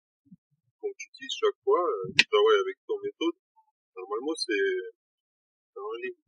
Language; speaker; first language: French; non-native, learner; Russian